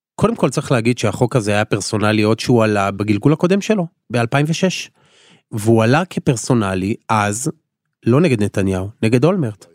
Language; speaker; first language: Hebrew; native; Hebrew